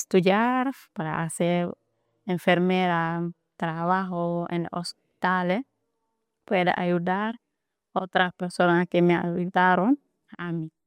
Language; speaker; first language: Spanish; non-native, learner; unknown